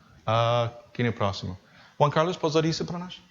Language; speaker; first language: Portuguese; non-native, learner; English